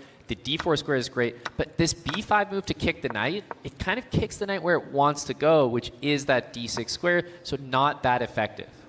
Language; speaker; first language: English; native; English